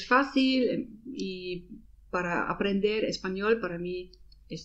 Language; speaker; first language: Spanish; non-native, learner; German